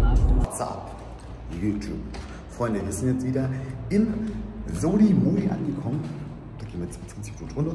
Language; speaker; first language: German; native; German